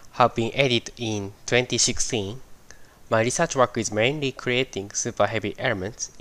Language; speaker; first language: English; non-native, fluent; Japanese